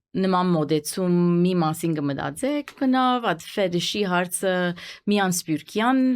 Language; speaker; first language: Armenian; early bilingual, heritage; Armenian